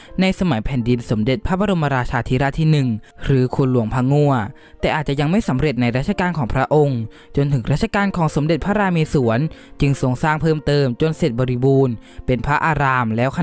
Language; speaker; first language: Thai; native; Thai